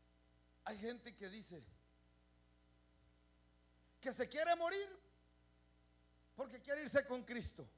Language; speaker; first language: Spanish; native; Spanish